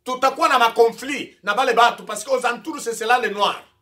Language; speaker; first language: French; non-native, local second language; Swahili